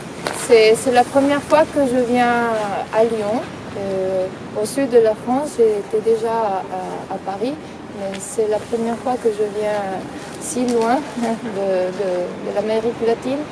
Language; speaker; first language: French; non-native, fluent; Spanish